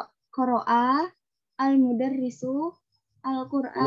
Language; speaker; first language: Arabic; non-native, learner; Indonesian